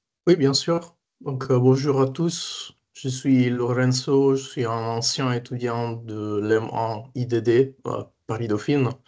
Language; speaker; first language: French; non-native, fluent; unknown